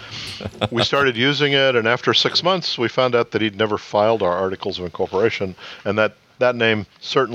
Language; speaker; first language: English; native; English